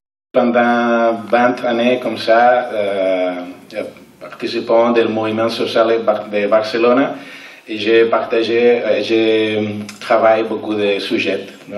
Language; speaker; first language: French; non-native, learner; Catalan